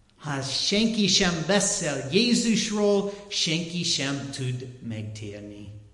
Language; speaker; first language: Hungarian; non-native, learner; English